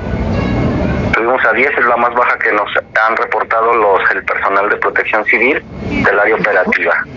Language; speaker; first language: Spanish; native; Spanish